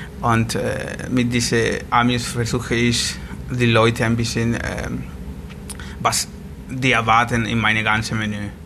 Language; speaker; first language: German; non-native, learner; Spanish